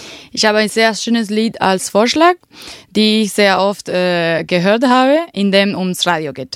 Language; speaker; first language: German; non-native, fluent; Spanish